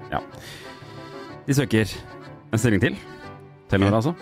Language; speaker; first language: Norwegian; native; Norwegian